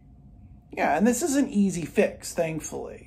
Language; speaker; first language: English; native; English